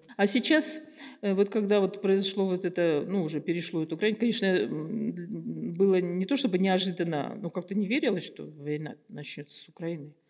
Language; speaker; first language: Russian; native; Russian